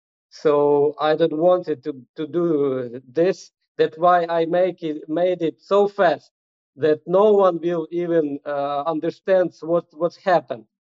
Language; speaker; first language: English; non-native, fluent; Ukrainian